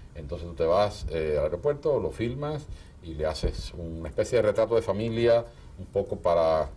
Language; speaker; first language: Spanish; native; Spanish